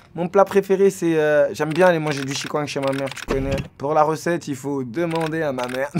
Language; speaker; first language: French; native; French